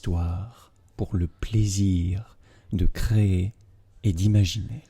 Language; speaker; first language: French; native; French